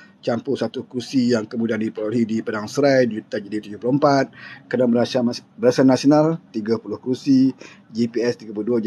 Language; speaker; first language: Malay; native; Malay